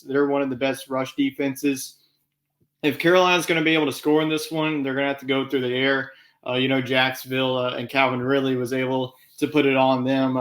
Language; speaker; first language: English; native; English